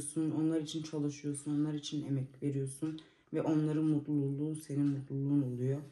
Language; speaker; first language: Turkish; early bilingual, heritage; Turkish